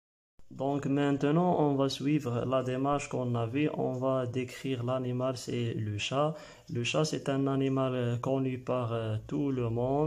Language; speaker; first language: French; non-native, local second language; Arabic